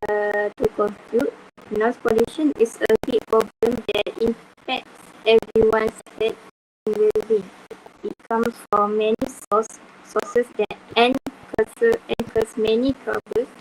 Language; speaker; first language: English; non-native, local second language; Malay